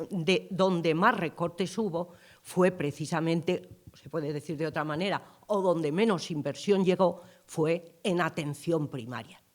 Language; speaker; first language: Spanish; native; Spanish